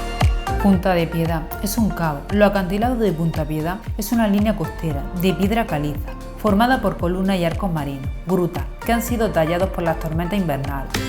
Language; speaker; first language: Spanish; native; Spanish